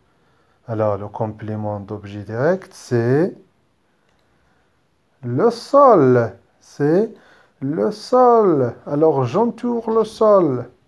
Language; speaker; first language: French; non-native, local second language; Arabic